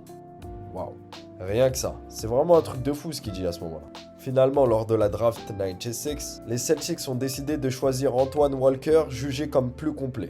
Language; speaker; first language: French; native; French